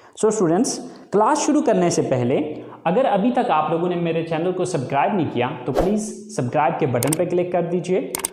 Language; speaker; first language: Urdu; native; Urdu